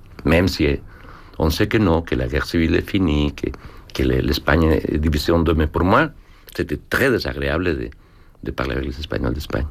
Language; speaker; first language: French; non-native, fluent; Spanish